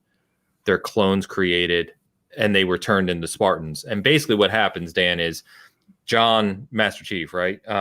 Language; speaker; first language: English; native; English